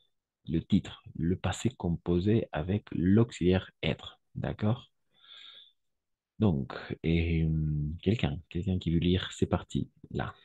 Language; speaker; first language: French; non-native, fluent; Spanish